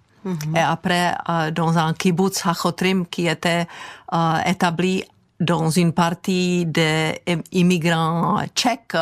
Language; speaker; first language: French; non-native, fluent; Czech